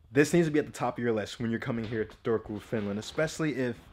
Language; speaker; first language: English; native; English